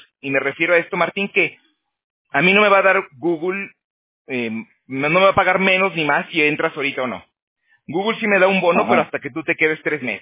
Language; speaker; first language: Spanish; native; Spanish